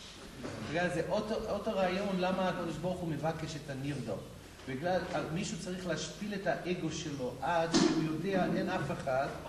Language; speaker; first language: Hebrew; non-native, fluent; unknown